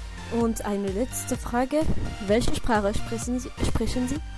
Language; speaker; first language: German; non-native, learner; French